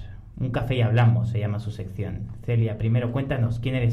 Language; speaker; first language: Spanish; native; Spanish